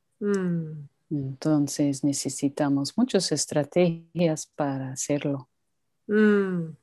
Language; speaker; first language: Spanish; non-native, learner; English